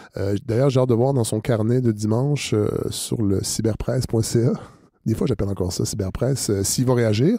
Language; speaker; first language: French; native; French